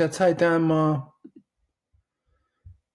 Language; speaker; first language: Chinese; non-native, fluent; English